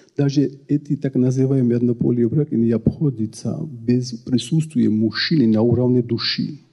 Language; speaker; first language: Russian; non-native, local second language; Georgian